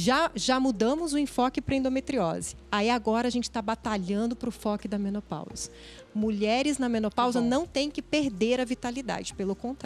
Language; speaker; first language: Portuguese; native; Portuguese